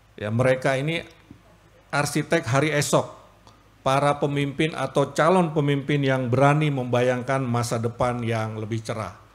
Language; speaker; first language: Indonesian; native; Indonesian